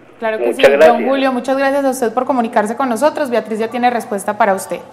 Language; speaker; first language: Spanish; native; Spanish